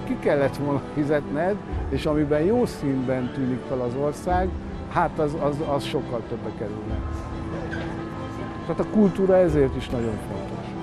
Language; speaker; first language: Hungarian; native; Hungarian